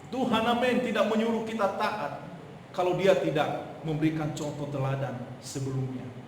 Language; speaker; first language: Indonesian; non-native, local second language; Nias